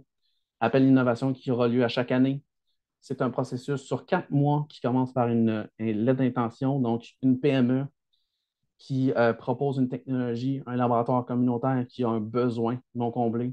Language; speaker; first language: French; native; French